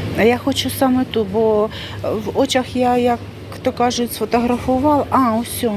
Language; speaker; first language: Ukrainian; native; Ukrainian